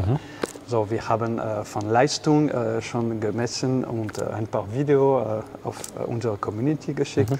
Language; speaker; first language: German; non-native, fluent; French